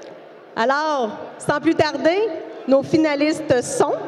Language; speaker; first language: French; native; French